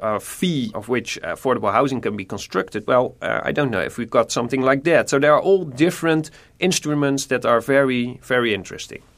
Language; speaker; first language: English; non-native, fluent; Dutch